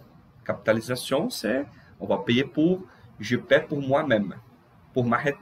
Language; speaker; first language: French; non-native, fluent; Portuguese